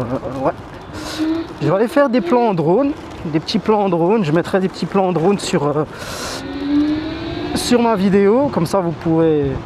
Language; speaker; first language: French; native; French